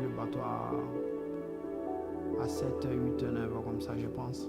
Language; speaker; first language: French; non-native, local second language; Bambara